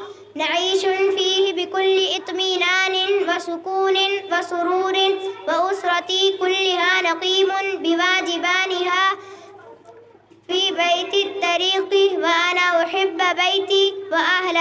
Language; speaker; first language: Arabic; non-native, learner; Urdu